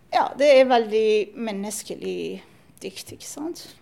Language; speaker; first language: Norwegian; non-native, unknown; Persian